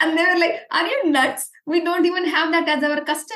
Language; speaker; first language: English; non-native, local second language; Marathi